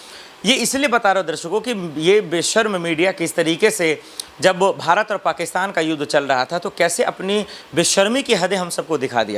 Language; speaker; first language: Hindi; native; Hindi